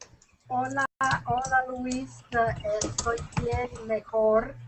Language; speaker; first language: Spanish; non-native, fluent; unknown